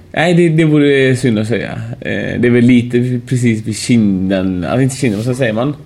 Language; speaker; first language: Swedish; early bilingual, other home language; Persian